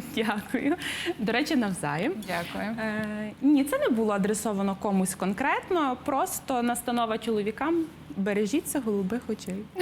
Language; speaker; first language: Ukrainian; native; Ukrainian